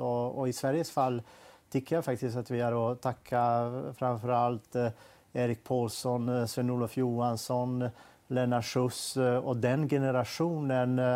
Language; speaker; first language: Swedish; non-native, fluent; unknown